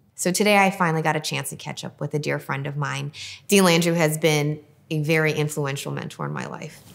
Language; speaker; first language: English; native; English